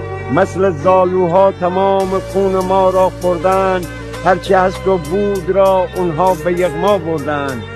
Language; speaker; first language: Persian; native; Persian